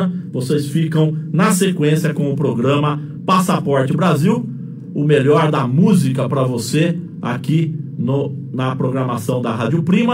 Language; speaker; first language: Portuguese; native; Portuguese